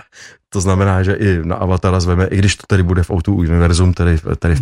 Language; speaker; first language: Czech; native; Czech